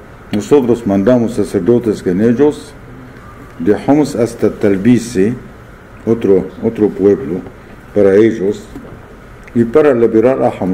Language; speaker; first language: Spanish; non-native, fluent; Arabic